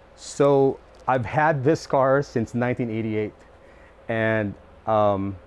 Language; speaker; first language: English; non-native, local second language; Filipino